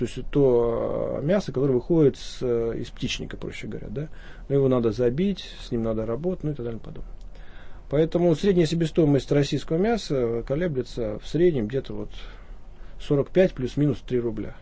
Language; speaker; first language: Russian; native; Russian